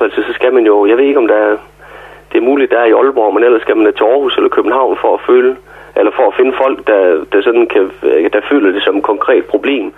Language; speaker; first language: Danish; native; Danish